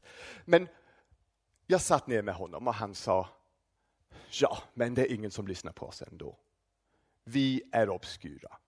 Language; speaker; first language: Swedish; non-native, fluent; English